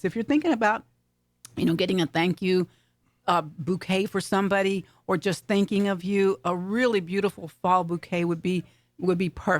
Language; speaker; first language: English; native; English